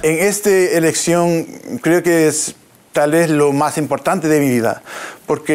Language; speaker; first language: Spanish; non-native, learner; English